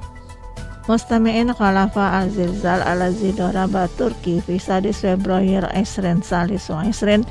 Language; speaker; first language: Arabic; non-native, fluent; Indonesian